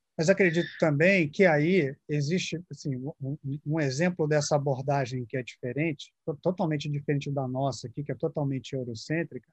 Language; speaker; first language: Portuguese; native; Portuguese